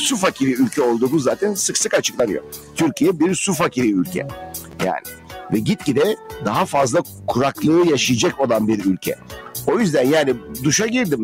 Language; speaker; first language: Turkish; native; Turkish